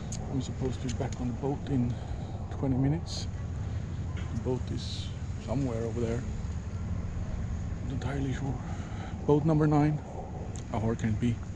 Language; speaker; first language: English; non-native, fluent; Swedish